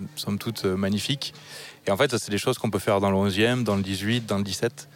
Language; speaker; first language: French; native; French